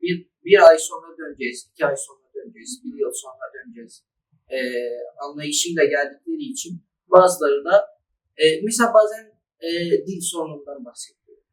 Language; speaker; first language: Turkish; early bilingual, other home language; Arabic